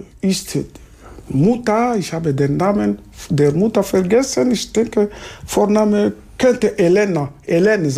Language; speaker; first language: German; non-native, fluent; Lingala